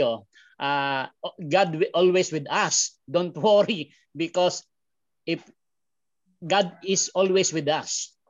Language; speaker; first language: English; non-native, learner; Filipino